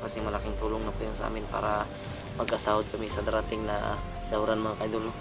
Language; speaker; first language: Filipino; non-native, local second language; Cebuano